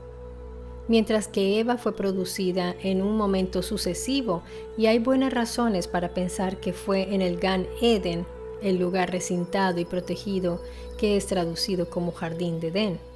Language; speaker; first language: Spanish; non-native, fluent; Italian